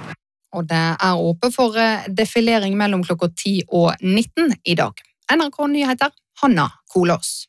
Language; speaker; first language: Norwegian; native; Norwegian